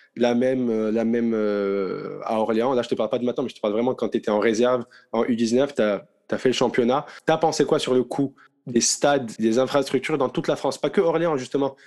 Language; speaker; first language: French; non-native, local second language; Arabic